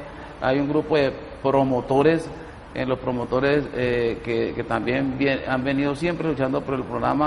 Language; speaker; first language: Spanish; native; Spanish